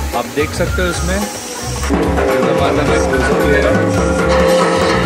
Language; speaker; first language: Hindi; non-native, local second language; Bangla